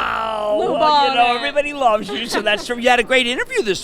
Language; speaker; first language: English; native; English